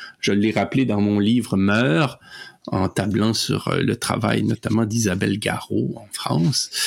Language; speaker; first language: French; native; French